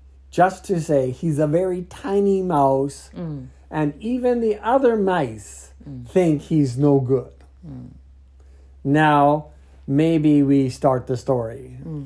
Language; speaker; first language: English; native; English